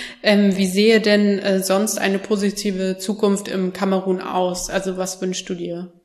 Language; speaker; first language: German; native; German